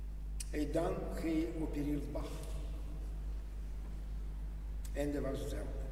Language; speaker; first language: Dutch; non-native, learner; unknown